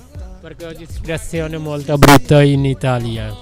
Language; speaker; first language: Italian; non-native, learner; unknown